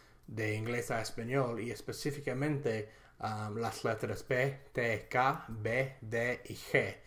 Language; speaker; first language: Spanish; non-native, fluent; English